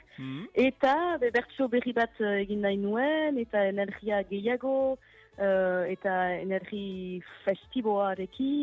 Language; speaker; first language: Basque; non-native, local second language; French